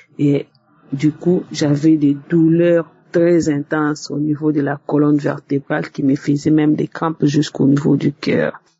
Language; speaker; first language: French; non-native, local second language; Lingala